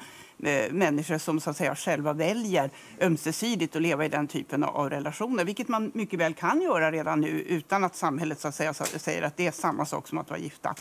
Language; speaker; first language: Swedish; native; Swedish